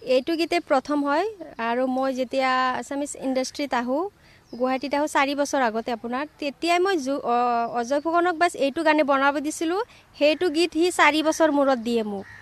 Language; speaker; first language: Assamese; non-native, local second language; Bangla